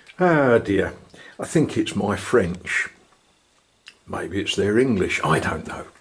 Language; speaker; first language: English; native; English